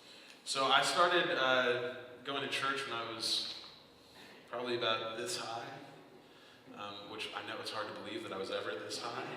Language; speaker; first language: English; native; English